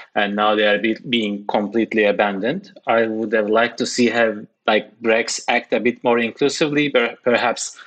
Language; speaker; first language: English; non-native, fluent; Turkish